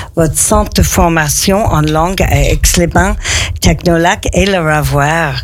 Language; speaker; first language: French; non-native, fluent; English